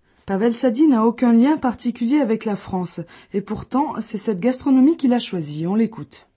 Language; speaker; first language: French; native; French